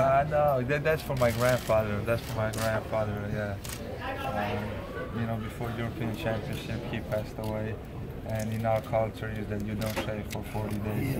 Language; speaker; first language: English; non-native, fluent; Slovenian